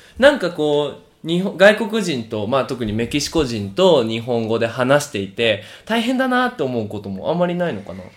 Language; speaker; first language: Japanese; native; Japanese